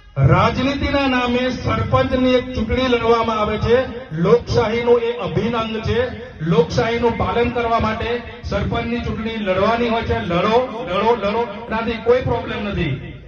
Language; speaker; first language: Gujarati; non-native, local second language; Rathawi